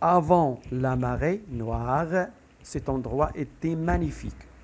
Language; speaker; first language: French; non-native, local second language; Arabic